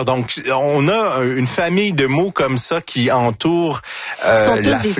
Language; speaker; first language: French; native; French